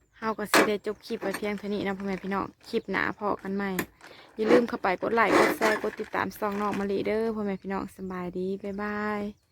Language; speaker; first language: Thai; native; Thai